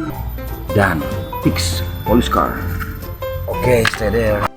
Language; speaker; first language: English; non-native, learner; Indonesian